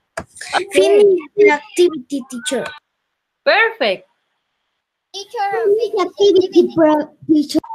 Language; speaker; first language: English; non-native, learner; Spanish